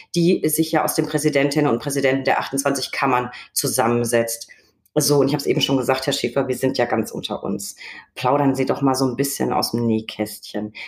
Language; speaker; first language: German; native; German